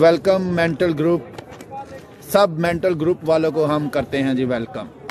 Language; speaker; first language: Urdu; non-native, local second language; Punjabi